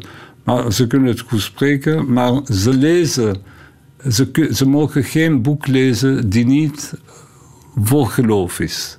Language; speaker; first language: Dutch; non-native, local second language; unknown